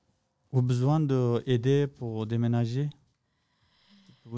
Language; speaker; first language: French; non-native, learner; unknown